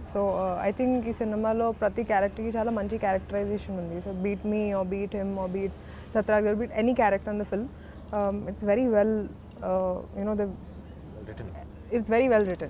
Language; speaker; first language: Telugu; non-native, learner; Hindi